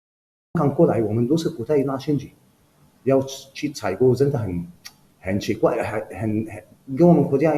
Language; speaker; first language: Chinese; non-native, fluent; Arabic